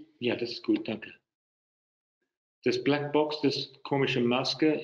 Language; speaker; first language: German; non-native, fluent; English